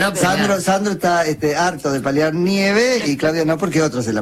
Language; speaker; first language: Spanish; native; Spanish